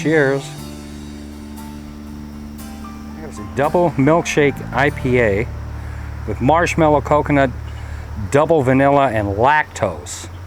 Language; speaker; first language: English; native; English